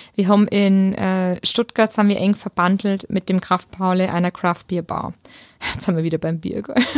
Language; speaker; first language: German; native; German